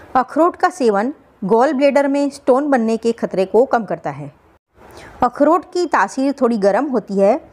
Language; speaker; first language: Hindi; non-native, local second language; Gujarati